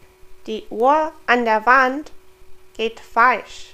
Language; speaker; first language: German; non-native, fluent; English